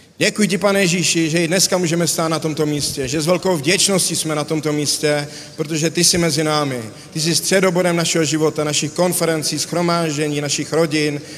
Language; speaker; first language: Czech; native; Czech